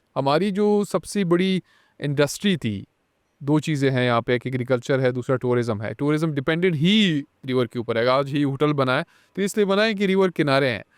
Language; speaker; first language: Urdu; non-native, local second language; Pashto